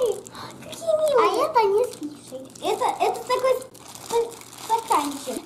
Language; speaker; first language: Russian; early bilingual, other home language; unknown